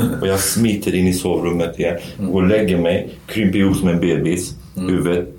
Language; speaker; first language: Swedish; non-native, fluent; Kurdish